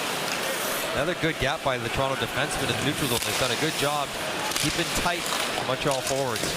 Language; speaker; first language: English; native; English